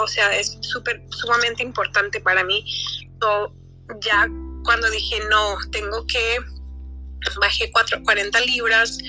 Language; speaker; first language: Spanish; early bilingual, heritage; Spanish